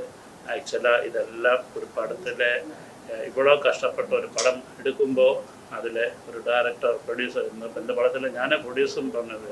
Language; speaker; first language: Tamil; non-native, learner; Malayalam